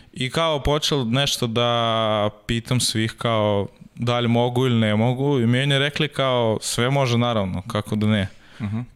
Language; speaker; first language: Serbian; non-native, learner; Russian